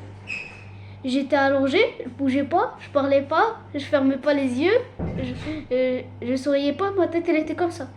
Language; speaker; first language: French; early bilingual, other home language; Arabic